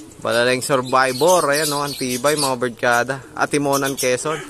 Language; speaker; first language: Filipino; native; Filipino